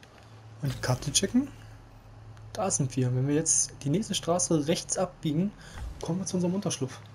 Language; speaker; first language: German; native; German